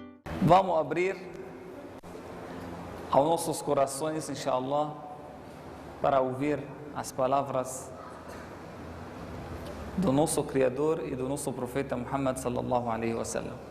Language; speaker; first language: Portuguese; non-native, fluent; Arabic